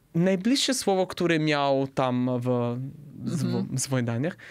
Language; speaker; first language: Polish; non-native, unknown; Italian